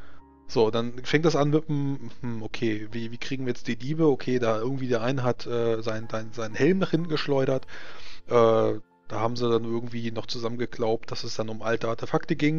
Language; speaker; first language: German; native; German